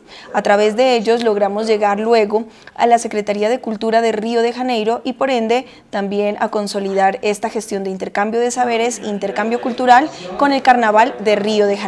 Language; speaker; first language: Spanish; native; Spanish